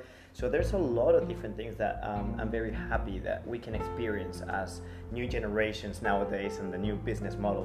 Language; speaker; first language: English; non-native, fluent; Spanish